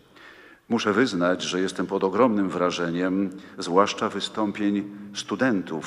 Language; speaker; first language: Polish; native; Polish